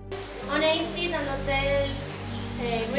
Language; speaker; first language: French; non-native, learner; Spanish